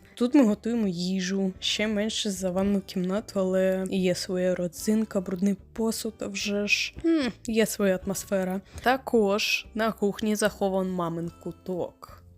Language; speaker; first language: Ukrainian; non-native, local second language; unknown